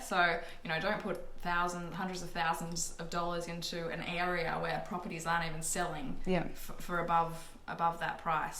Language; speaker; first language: English; native; English